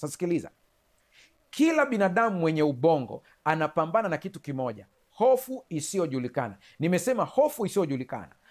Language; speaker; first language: Swahili; native; Swahili